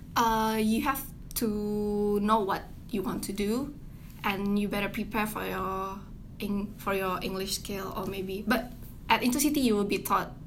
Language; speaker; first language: English; non-native, fluent; Indonesian